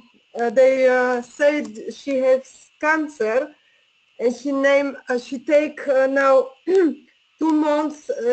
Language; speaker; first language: English; non-native, learner; Polish